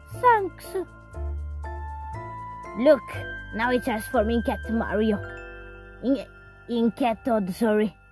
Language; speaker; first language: English; non-native, learner; Italian